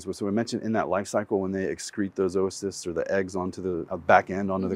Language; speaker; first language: English; native; English